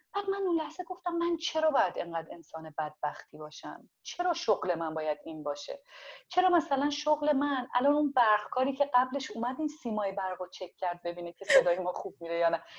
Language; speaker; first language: Persian; non-native, local second language; Azerbaijani